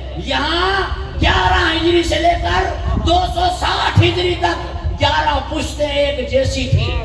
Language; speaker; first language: Urdu; non-native, local second language; Sindhi